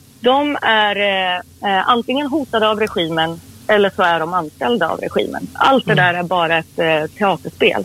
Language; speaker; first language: Swedish; early bilingual, other home language; Persian